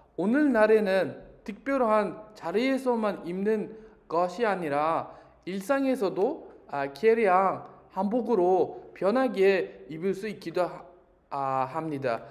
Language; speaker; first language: Korean; non-native, fluent; Uzbek